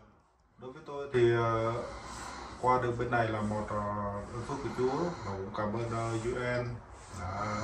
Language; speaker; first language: Vietnamese; non-native, local second language; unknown